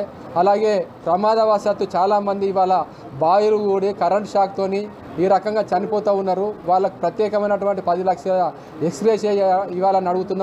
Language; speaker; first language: Telugu; native; Telugu